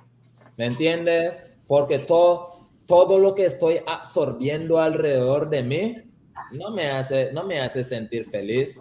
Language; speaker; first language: Spanish; early bilingual, heritage; Spanish